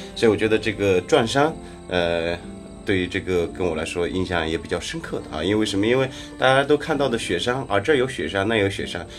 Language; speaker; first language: Chinese; non-native, local second language; Tibetan